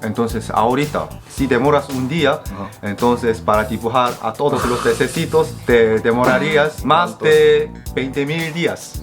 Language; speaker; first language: Spanish; non-native, fluent; Korean